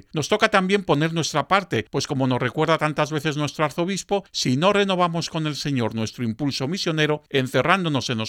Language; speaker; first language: Spanish; native; Spanish